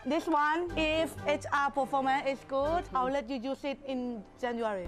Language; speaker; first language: English; non-native, learner; Thai